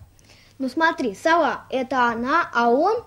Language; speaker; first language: Russian; native; Russian